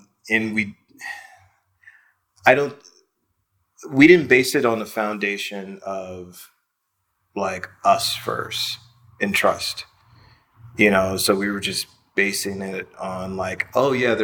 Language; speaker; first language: English; native; English